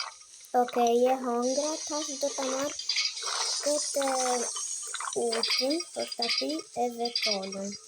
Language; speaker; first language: Albanian; early bilingual, heritage; Albanian